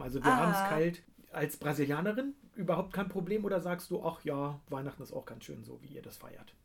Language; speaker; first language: German; native; German